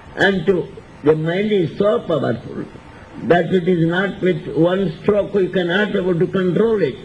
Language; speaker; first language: English; non-native, local second language; Odia